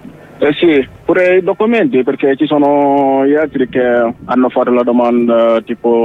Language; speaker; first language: Italian; non-native, learner; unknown